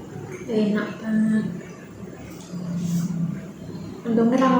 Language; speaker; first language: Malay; non-native, local second language; Javanese